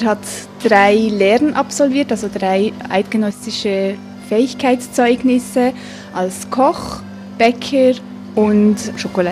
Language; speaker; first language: German; native; German